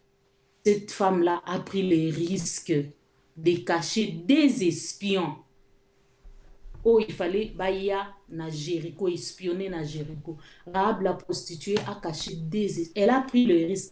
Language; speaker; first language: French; non-native, local second language; Lingala